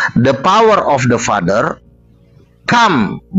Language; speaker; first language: English; non-native, learner; Indonesian